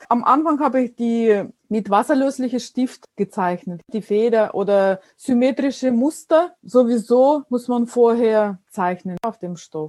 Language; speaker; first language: German; non-native, fluent; Russian